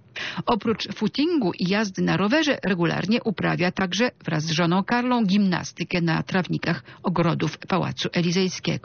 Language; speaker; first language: Polish; native; Polish